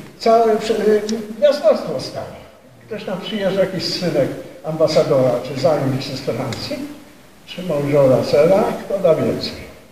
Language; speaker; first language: Polish; native; Polish